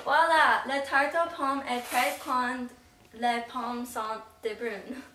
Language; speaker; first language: French; non-native, learner; English